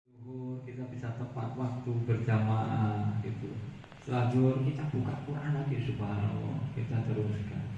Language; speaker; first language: Indonesian; non-native, local second language; Javanese